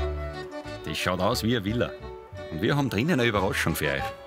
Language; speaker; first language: German; native; German